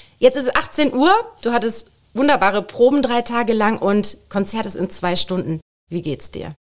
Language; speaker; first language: German; native; German